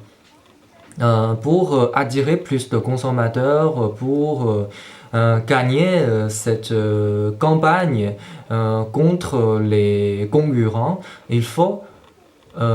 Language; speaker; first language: French; non-native, fluent; Chinese